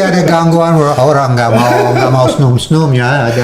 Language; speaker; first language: Indonesian; non-native, fluent; English